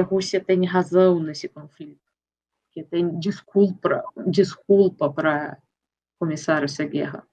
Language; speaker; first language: Portuguese; non-native, fluent; Russian